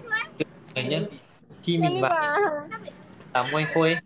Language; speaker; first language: Vietnamese; native; Vietnamese